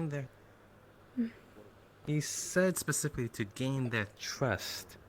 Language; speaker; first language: English; native; English